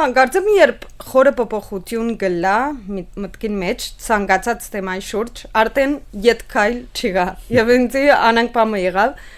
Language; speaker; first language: Armenian; early bilingual, heritage; Armenian